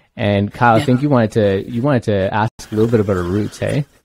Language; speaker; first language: English; native; English